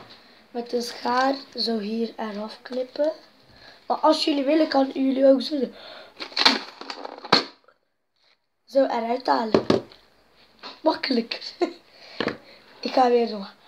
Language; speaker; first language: Dutch; non-native, local second language; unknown